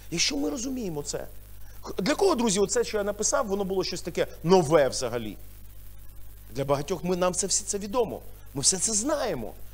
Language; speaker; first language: Ukrainian; non-native, local second language; Russian